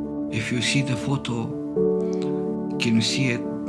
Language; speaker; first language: English; non-native, learner; Romanian